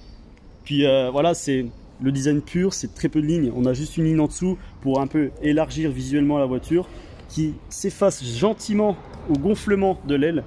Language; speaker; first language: French; native; French